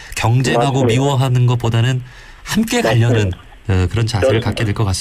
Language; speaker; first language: Korean; native; Korean